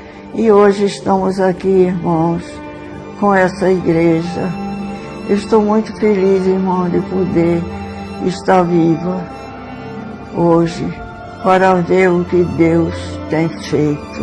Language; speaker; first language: Portuguese; early bilingual, other home language; Swedish